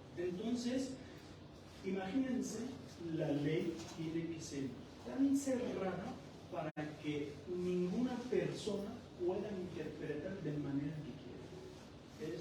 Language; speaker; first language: Spanish; non-native, fluent; Persian